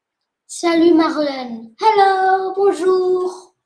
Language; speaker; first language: French; non-native, fluent; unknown